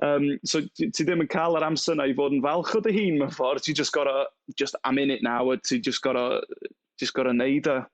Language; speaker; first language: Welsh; non-native, local second language; English